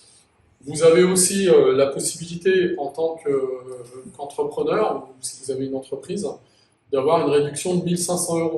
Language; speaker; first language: French; native; French